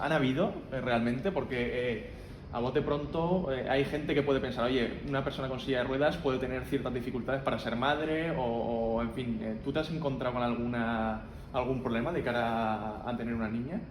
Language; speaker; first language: Spanish; native; Spanish